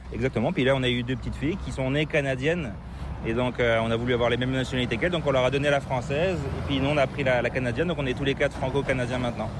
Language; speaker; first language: French; native; French